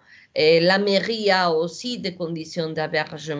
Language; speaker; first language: French; non-native, learner; Portuguese